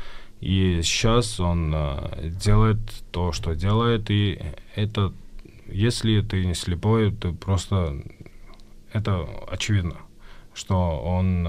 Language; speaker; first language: Russian; non-native, fluent; Georgian